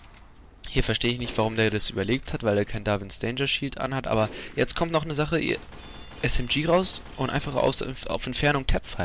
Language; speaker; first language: German; native; German